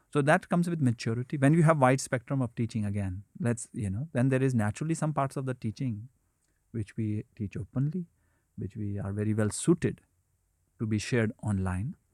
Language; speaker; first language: English; non-native, local second language; Hindi